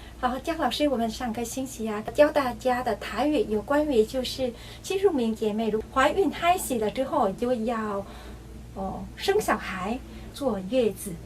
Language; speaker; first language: Chinese; non-native, fluent; Vietnamese